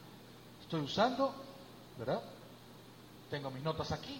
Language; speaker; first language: Spanish; native; Spanish